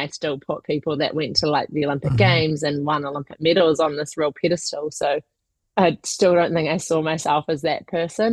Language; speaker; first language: English; native; English